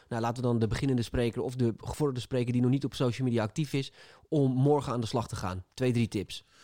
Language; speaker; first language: Dutch; native; Dutch